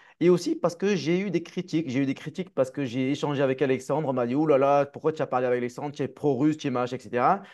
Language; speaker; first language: French; native; French